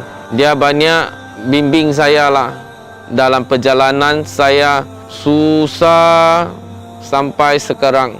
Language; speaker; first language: Indonesian; non-native, local second language; Chinese